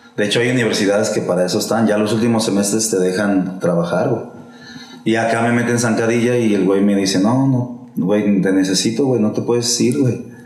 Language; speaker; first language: Spanish; native; Spanish